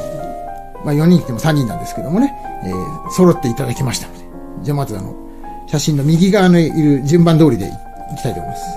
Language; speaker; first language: Japanese; native; Japanese